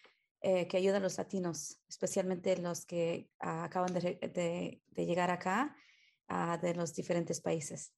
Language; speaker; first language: Spanish; early bilingual, heritage; Spanish